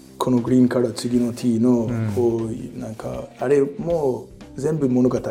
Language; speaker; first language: Japanese; non-native, learner; English